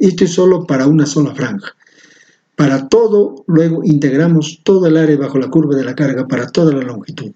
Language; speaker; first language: Spanish; native; Spanish